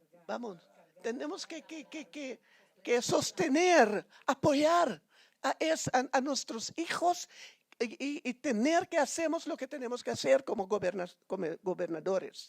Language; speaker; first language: Spanish; non-native, fluent; Papiamento